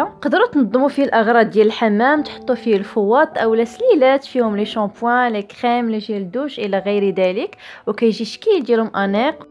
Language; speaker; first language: Arabic; native; Arabic